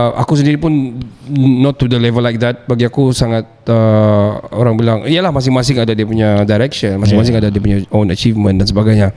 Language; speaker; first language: Malay; native; Malay